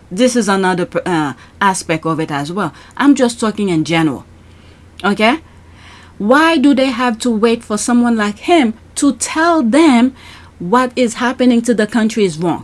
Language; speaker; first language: English; native; English